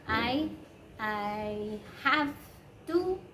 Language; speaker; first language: English; non-native, learner; Indonesian